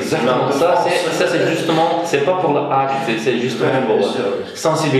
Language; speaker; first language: French; non-native, fluent; Uyghur